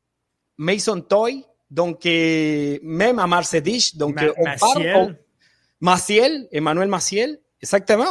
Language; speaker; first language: French; non-native, fluent; Spanish